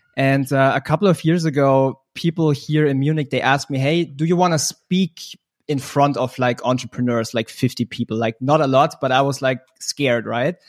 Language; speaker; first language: English; non-native, fluent; German